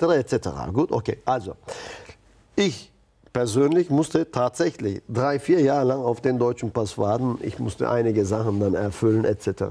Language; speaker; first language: German; non-native, fluent; Turkish